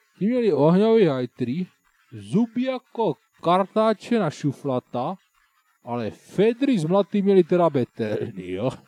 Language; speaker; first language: Czech; native; Czech